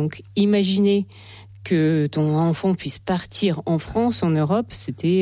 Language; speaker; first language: French; non-native, fluent; Russian